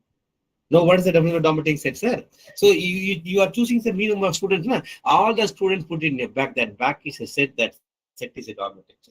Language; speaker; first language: English; non-native, local second language; Tamil